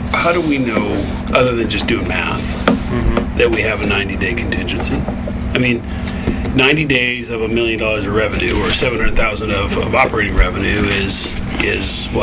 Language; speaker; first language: English; native; English